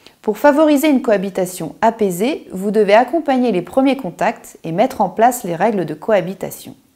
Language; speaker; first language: French; native; French